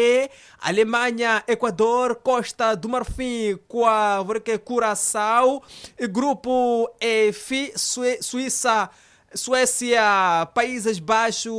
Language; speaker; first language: Portuguese; non-native, local second language; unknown